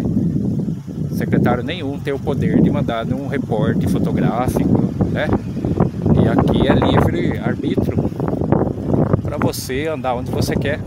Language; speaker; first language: Portuguese; native; Portuguese